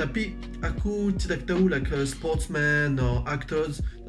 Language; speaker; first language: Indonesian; non-native, learner; French